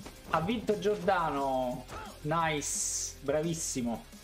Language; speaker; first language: English; non-native, fluent; Italian